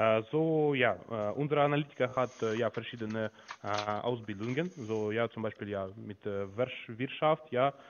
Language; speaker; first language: German; non-native, learner; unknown